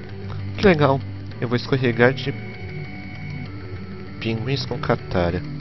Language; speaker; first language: Portuguese; native; Portuguese